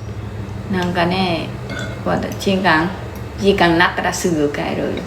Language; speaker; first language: Japanese; non-native, learner; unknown